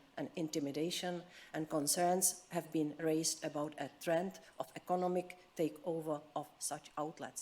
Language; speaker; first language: English; non-native, fluent; Czech